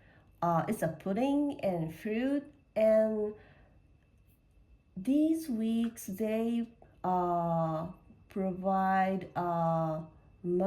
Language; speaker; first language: English; non-native, learner; Japanese